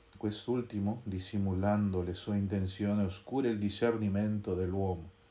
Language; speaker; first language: Italian; non-native, fluent; Spanish